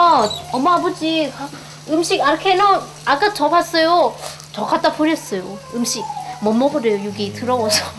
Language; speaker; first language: Korean; non-native, local second language; Lao